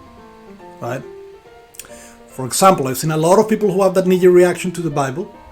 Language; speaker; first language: English; non-native, fluent; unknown